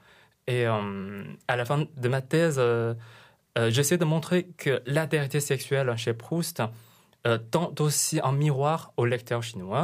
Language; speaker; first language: French; non-native, fluent; Chinese